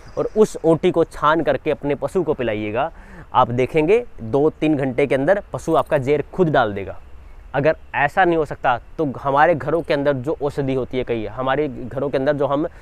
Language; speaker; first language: Hindi; native; Hindi